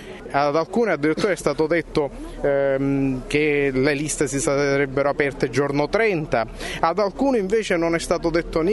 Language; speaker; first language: Italian; native; Italian